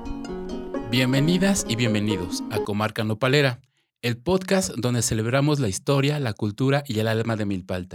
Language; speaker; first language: Spanish; native; Spanish